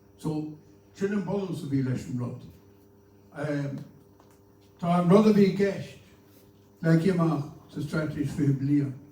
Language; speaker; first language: Irish; native; Irish